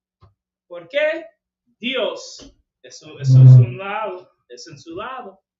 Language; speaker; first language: Spanish; non-native, learner; English